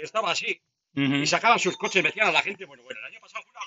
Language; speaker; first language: Spanish; native; Spanish